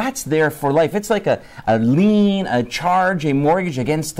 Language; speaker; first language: English; native; English